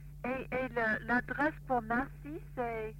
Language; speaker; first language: French; non-native, fluent; English